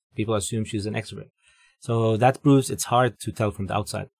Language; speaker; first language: English; non-native, fluent; Arabic